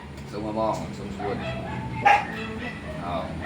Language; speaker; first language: Indonesian; non-native, local second language; Balinese